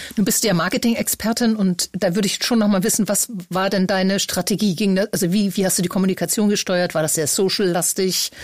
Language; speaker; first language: German; native; German